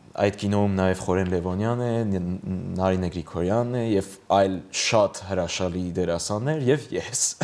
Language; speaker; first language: Armenian; early bilingual, heritage; Armenian